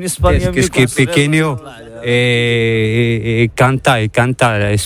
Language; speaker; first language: Spanish; non-native, learner; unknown